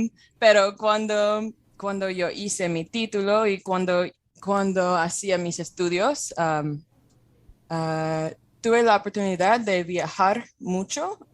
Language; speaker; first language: Spanish; non-native, fluent; English